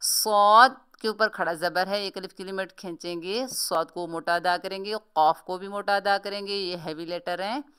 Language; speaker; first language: Urdu; native; Urdu